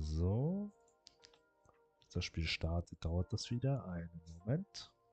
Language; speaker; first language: German; native; German